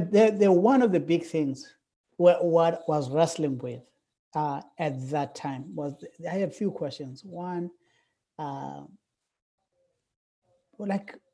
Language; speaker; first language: English; non-native, local second language; Xhosa